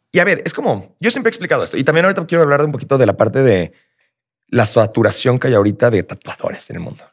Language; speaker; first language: Spanish; native; Spanish